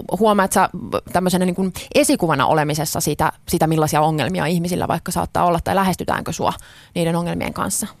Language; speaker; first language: Finnish; native; Finnish